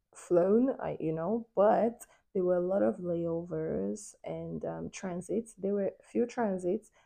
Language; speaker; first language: English; non-native, local second language; Yoruba